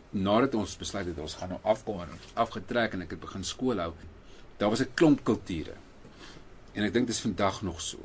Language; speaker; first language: Afrikaans; native; Afrikaans